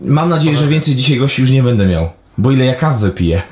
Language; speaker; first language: Polish; native; Polish